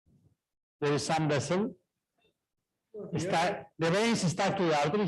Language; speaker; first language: English; non-native, fluent; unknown